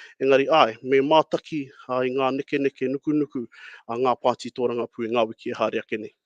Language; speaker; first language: Māori; native; Māori